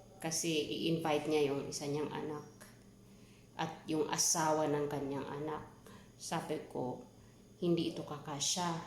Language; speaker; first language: Filipino; non-native, local second language; Waray